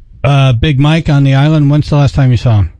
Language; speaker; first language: English; native; English